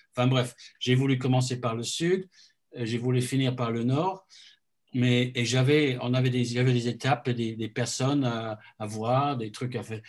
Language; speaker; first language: French; non-native, fluent; English